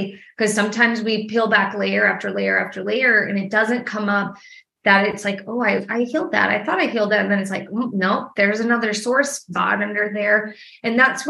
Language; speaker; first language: English; native; English